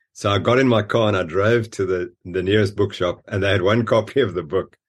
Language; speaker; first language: English; native; English